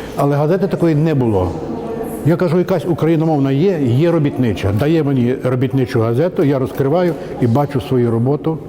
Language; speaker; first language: Ukrainian; native; Ukrainian